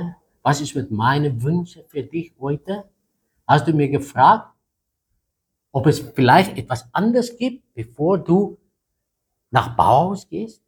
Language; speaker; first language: German; non-native, fluent; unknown